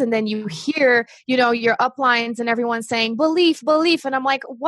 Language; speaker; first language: English; non-native, fluent; Portuguese